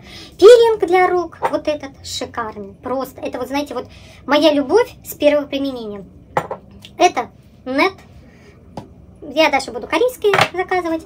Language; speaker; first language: Russian; native; Russian